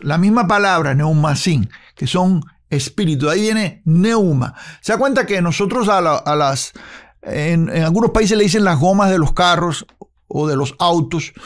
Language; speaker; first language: Spanish; native; Spanish